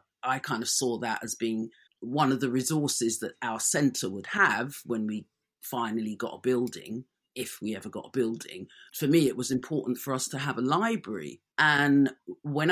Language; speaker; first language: English; native; English